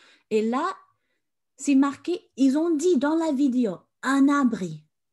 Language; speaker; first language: French; non-native, fluent; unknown